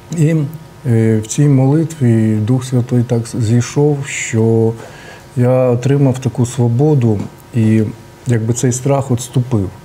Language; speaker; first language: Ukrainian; non-native, local second language; Russian